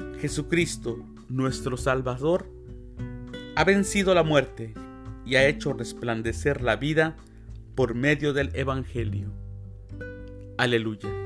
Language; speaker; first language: Spanish; native; Spanish